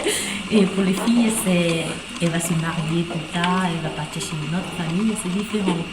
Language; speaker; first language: French; non-native, fluent; Chinese